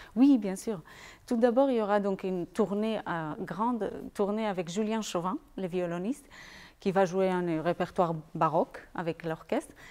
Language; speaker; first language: French; non-native, fluent; Spanish